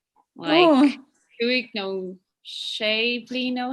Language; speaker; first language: Irish; non-native, local second language; English